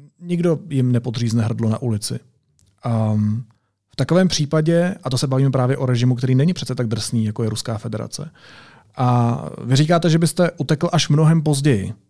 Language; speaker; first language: Czech; native; Czech